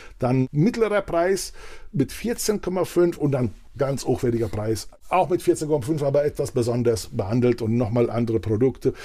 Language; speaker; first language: German; early bilingual, other home language; Italian